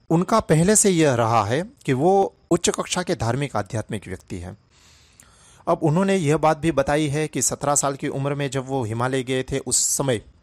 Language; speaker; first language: Hindi; non-native, local second language; Gujarati